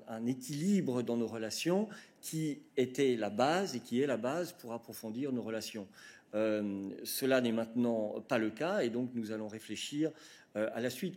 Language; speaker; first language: French; native; French